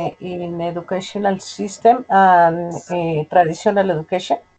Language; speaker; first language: English; non-native, learner; Spanish